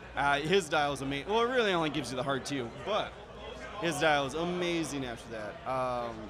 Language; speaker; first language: English; native; English